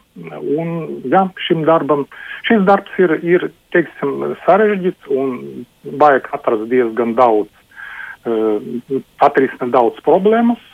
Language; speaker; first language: Latvian; non-native, local second language; Russian